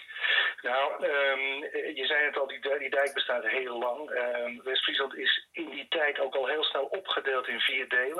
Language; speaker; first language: Dutch; native; Dutch